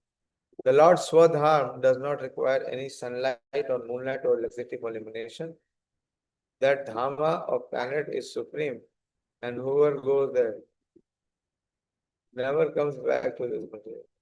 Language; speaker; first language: English; non-native, local second language; Hindi